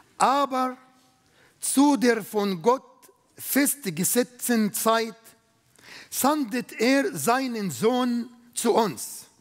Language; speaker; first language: German; non-native, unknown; Arabic